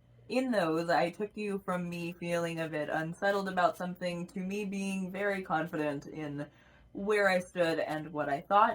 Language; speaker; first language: English; native; English